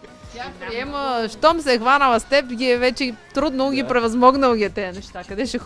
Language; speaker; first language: Bulgarian; native; Bulgarian